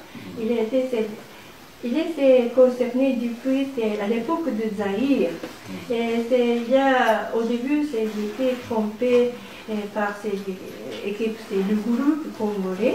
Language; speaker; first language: French; non-native, learner; Japanese